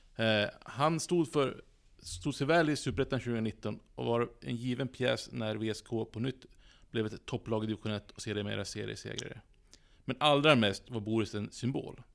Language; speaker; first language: Swedish; native; Swedish